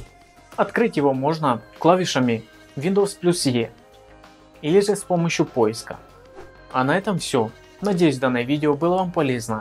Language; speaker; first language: Russian; native; Russian